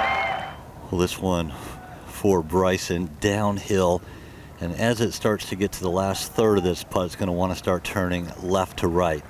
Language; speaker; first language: English; native; English